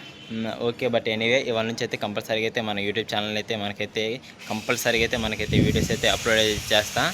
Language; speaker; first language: Telugu; native; Telugu